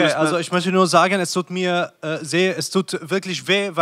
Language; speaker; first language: German; non-native, fluent; Arabic